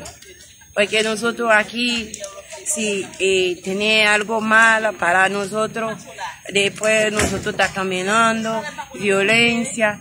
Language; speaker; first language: Spanish; non-native, learner; Haitian Creole